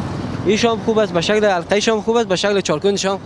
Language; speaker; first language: Persian; native; Persian